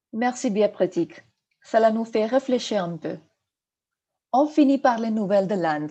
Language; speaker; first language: French; non-native, fluent; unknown